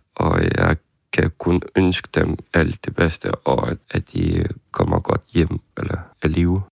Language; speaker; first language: Danish; non-native, fluent; Ukrainian